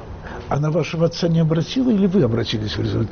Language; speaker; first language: Russian; native; Russian